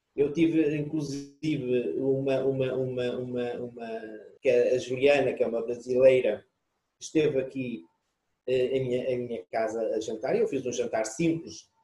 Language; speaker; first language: Portuguese; native; Portuguese